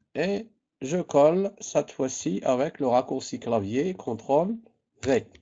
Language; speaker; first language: French; non-native, local second language; Arabic